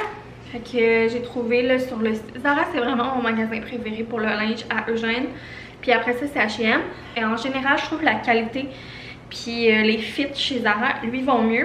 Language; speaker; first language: French; native; French